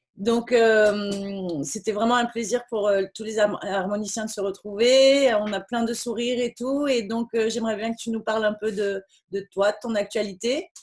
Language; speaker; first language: French; native; French